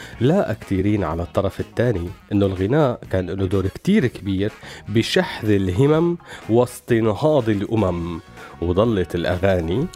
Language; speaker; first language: Arabic; native; Arabic